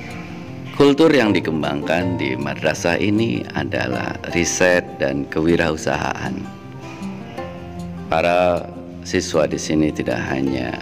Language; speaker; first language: Indonesian; native; Indonesian